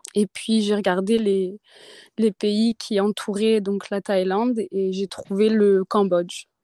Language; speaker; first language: French; native; French